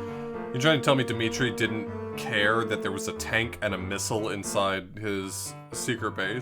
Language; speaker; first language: English; native; English